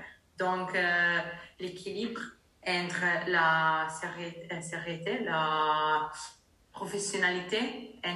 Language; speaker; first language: French; non-native, learner; Italian